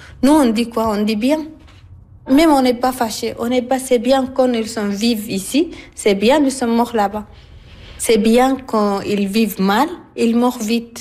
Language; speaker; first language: French; non-native, learner; Arabic